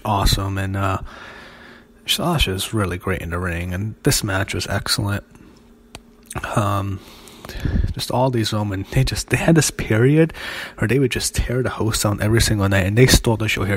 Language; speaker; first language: English; native; English